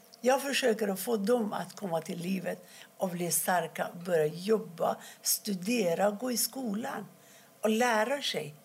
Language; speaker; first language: Swedish; non-native, fluent; Persian